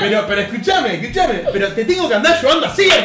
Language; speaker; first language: Spanish; native; Spanish